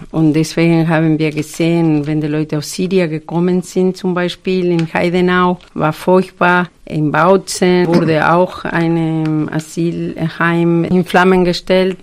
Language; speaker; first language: German; non-native, fluent; Spanish